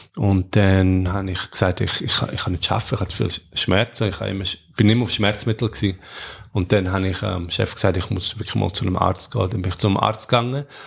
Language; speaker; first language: German; native; German